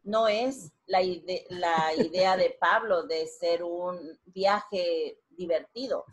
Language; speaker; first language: Spanish; native; Spanish